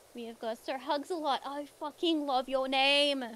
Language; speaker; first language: English; native; English